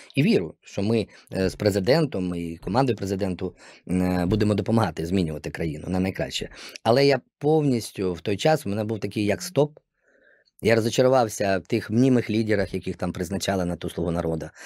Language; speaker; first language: Ukrainian; native; Ukrainian